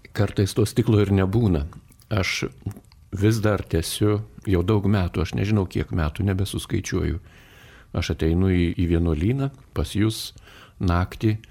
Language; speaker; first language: Lithuanian; native; Lithuanian